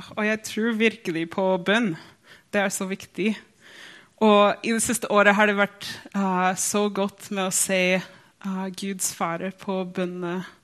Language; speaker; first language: Norwegian; non-native, fluent; English